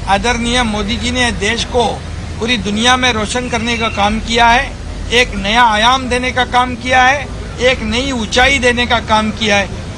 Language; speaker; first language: Hindi; non-native, local second language; Marathi